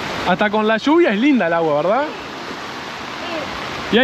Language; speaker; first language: Spanish; native; Spanish